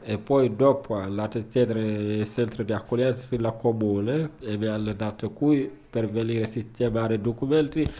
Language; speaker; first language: Italian; non-native, learner; Wolof